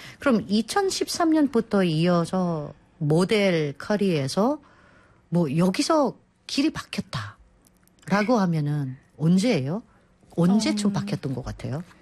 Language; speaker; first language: Korean; non-native, fluent; Filipino